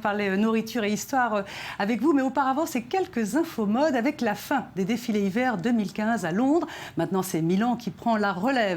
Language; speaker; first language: French; native; French